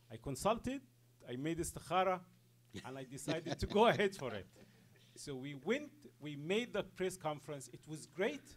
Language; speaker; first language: English; non-native, fluent; Arabic